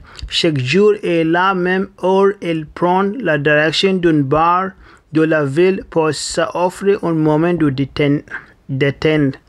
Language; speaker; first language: French; non-native, learner; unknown